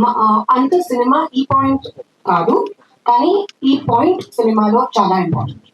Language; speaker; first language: Telugu; non-native, fluent; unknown